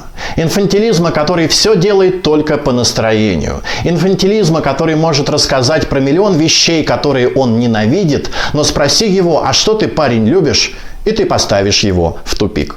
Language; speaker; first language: Russian; native; Russian